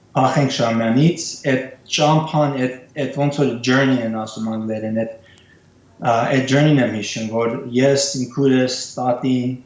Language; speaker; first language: Armenian; early bilingual, heritage; Armenian